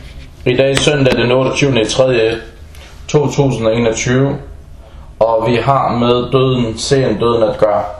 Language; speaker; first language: Danish; early bilingual, other home language; Arabic